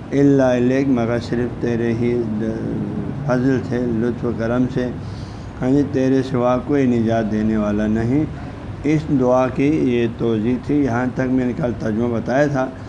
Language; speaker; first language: Urdu; non-native, local second language; Balti